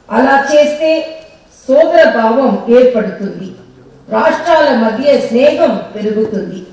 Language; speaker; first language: Telugu; non-native, learner; Tamil